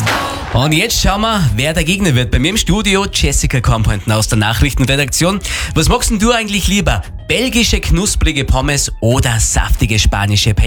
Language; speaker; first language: German; native; German